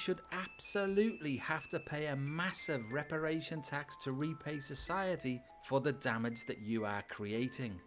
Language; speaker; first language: English; native; English